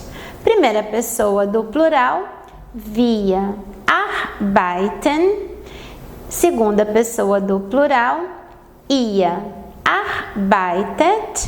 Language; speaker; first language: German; non-native, fluent; Portuguese